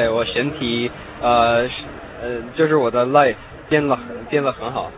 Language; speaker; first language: Chinese; non-native, learner; English